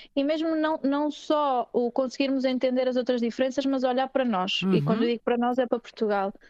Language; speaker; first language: Portuguese; native; Portuguese